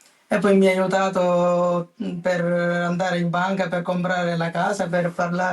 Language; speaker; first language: Italian; non-native, learner; Bangla